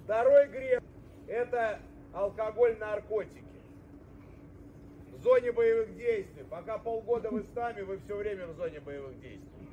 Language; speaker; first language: Russian; native; Russian